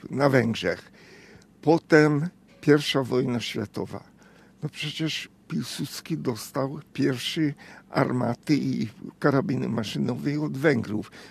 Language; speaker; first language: Polish; non-native, fluent; Hungarian